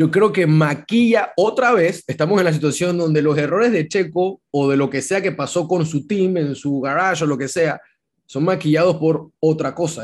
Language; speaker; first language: Spanish; native; Spanish